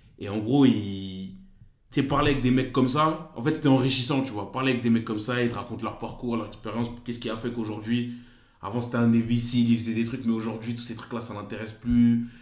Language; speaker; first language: French; native; French